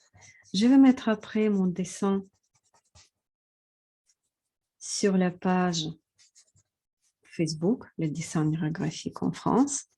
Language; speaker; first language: French; non-native, fluent; Russian